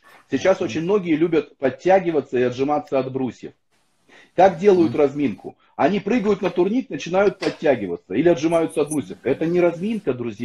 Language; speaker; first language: Russian; native; Russian